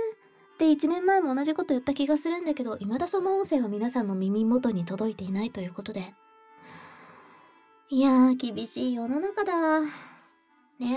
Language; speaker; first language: Japanese; native; Japanese